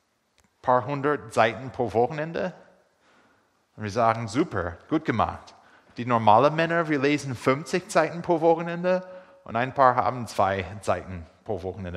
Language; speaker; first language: German; non-native, fluent; English